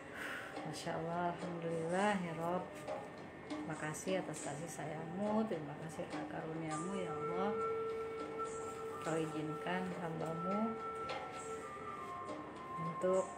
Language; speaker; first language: Indonesian; native; Indonesian